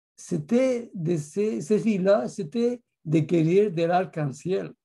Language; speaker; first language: French; non-native, fluent; Spanish